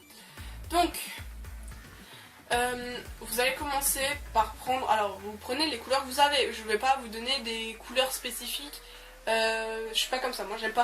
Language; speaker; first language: French; native; French